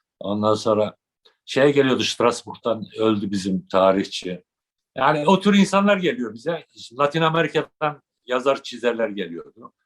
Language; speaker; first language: Turkish; native; Turkish